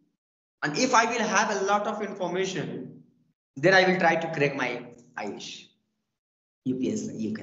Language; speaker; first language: English; non-native, learner; Hindi